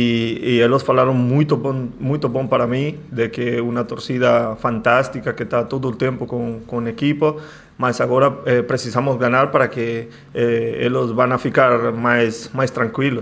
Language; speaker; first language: Portuguese; non-native, learner; Spanish